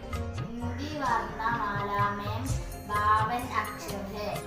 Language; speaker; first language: Hindi; non-native, local second language; Malayalam